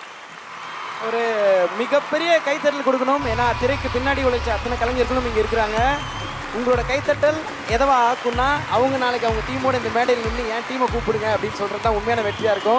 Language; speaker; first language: Tamil; native; Tamil